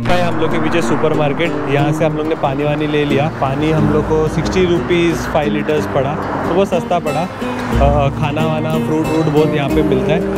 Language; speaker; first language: Hindi; native; Hindi